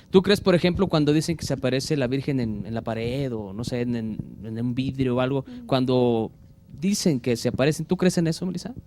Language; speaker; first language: Spanish; native; Spanish